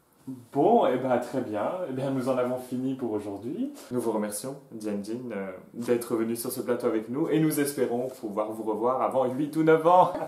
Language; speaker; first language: French; native; French